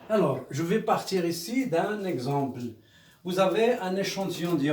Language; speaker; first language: French; non-native, local second language; Arabic